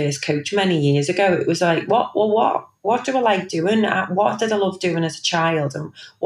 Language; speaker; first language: English; native; English